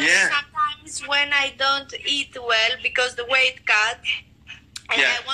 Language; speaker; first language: English; non-native, learner; Greek